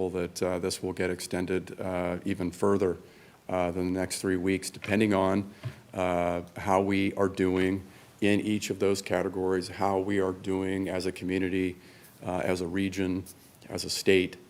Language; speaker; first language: English; native; English